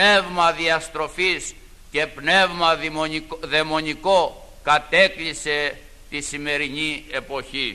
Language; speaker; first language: Greek; native; Greek